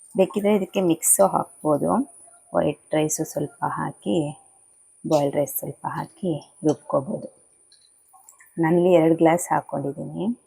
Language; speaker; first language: Kannada; non-native, local second language; Tulu